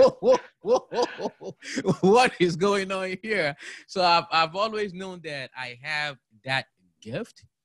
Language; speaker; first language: English; non-native, local second language; Yoruba